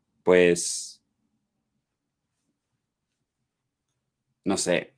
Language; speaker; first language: Spanish; non-native, learner; English